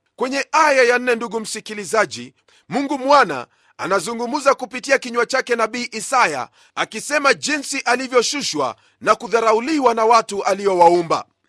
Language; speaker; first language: Swahili; non-native, local second language; Luyia